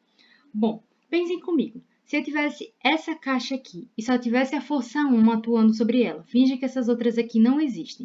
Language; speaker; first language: Portuguese; native; Portuguese